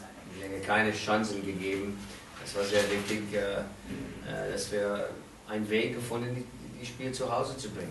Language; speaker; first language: German; non-native, fluent; English